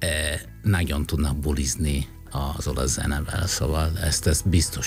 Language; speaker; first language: Hungarian; non-native, fluent; Italian